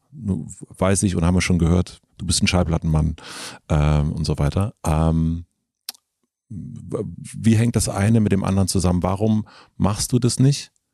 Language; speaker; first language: German; native; German